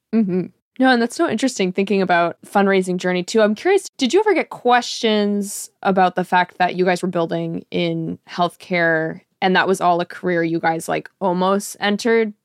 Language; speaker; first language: English; native; English